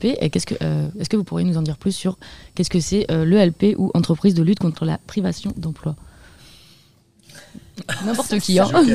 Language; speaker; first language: French; native; French